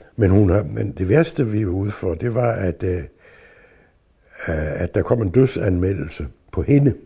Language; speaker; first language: Danish; native; Danish